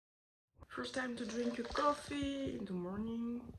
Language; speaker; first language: English; non-native, learner; French